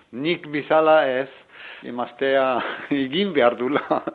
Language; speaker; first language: Basque; non-native, learner; Arabic